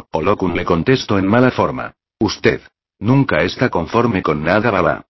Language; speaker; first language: Spanish; native; Spanish